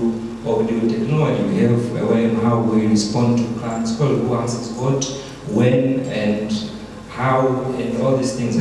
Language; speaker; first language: English; non-native, local second language; Swahili